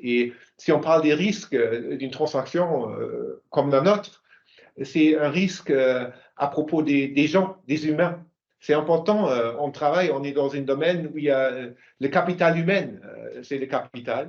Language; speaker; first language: French; non-native, fluent; German